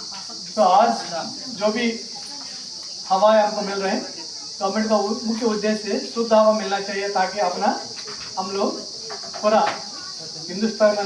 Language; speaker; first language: Hindi; non-native, local second language; Telugu